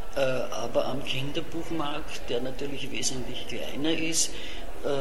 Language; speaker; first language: German; non-native, local second language; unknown